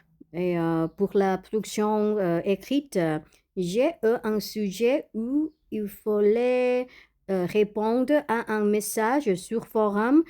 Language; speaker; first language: French; non-native, learner; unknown